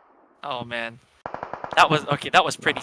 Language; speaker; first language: English; non-native, local second language; Filipino